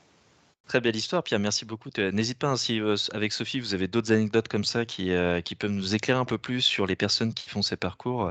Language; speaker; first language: French; native; French